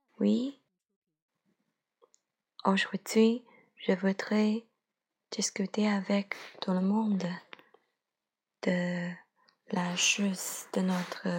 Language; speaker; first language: French; non-native, learner; Chinese